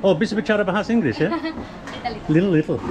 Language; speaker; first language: Indonesian; non-native, learner; English